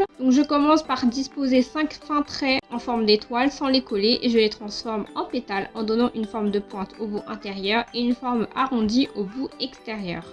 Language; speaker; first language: French; native; French